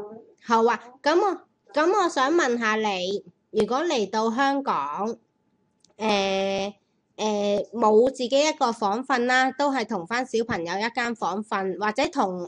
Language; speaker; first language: Cantonese; native; Cantonese